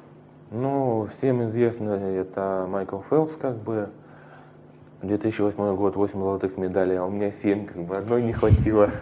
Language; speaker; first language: Russian; native; Russian